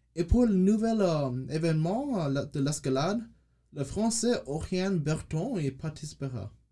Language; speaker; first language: French; non-native, learner; English